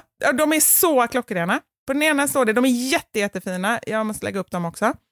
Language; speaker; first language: Swedish; native; Swedish